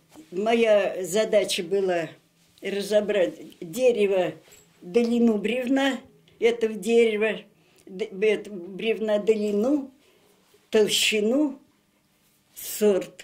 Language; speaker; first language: Russian; native; Russian